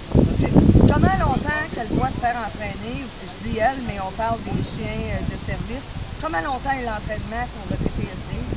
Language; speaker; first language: French; native; French